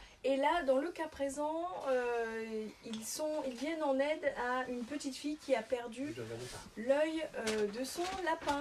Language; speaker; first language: French; native; French